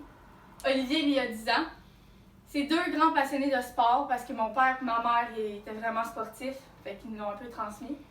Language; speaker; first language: French; native; French